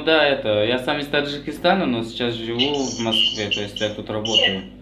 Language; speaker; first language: Russian; non-native, local second language; Tajik